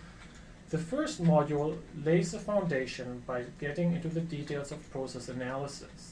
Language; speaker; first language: English; non-native, fluent; German